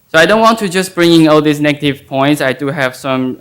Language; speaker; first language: English; non-native, fluent; Chinese